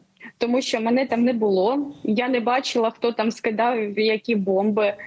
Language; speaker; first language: Ukrainian; non-native, local second language; Russian